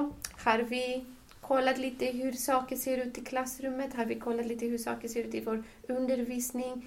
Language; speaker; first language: Swedish; non-native, fluent; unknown